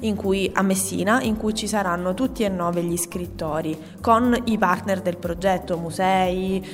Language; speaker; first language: Italian; native; Italian